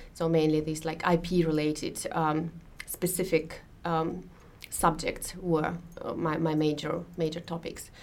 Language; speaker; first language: English; non-native, fluent; Russian